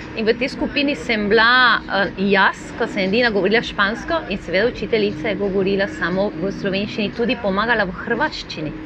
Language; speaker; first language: Slovenian; non-native, fluent; Spanish